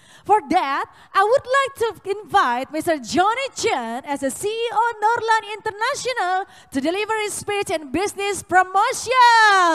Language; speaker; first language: English; non-native, fluent; Indonesian